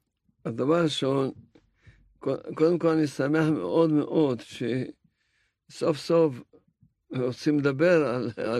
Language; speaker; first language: Hebrew; non-native, fluent; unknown